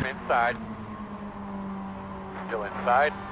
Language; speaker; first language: English; native; English